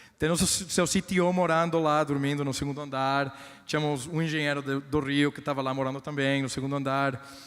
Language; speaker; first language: Portuguese; non-native, fluent; Spanish